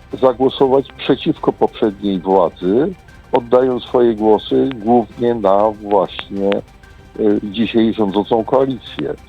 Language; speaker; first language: Polish; native; Polish